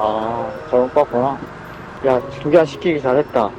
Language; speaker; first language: Korean; native; Korean